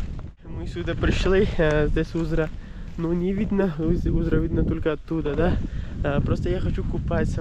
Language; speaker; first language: Russian; non-native, learner; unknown